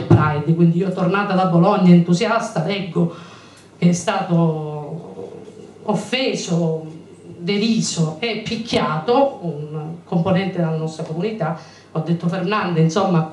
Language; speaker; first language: Italian; native; Italian